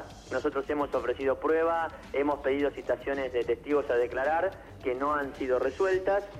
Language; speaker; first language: Spanish; native; Spanish